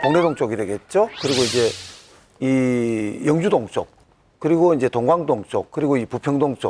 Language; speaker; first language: Korean; native; Korean